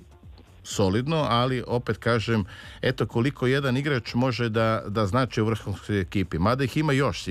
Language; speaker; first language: Serbian; native; Serbian